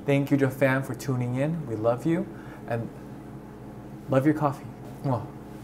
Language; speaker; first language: English; early bilingual, other home language; Korean